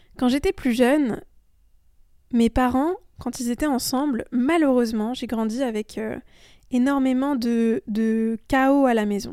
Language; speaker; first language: French; early bilingual, other home language; Persian